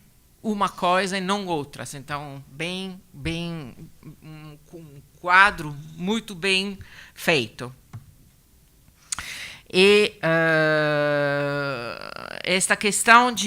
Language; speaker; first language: Portuguese; non-native, learner; Italian